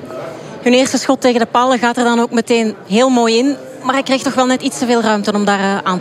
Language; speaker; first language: Dutch; native; Dutch